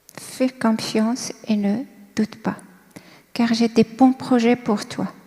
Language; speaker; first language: French; non-native, local second language; Kabyle